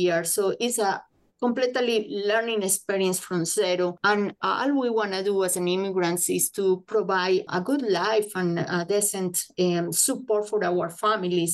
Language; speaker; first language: English; non-native, fluent; Spanish